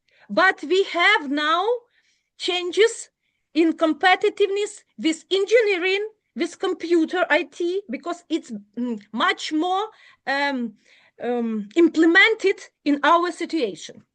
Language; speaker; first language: English; non-native, learner; Ukrainian